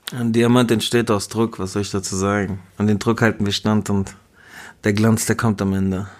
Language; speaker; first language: German; early bilingual, other home language; Spanish